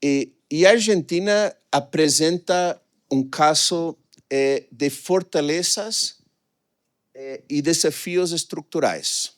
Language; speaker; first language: Portuguese; non-native, fluent; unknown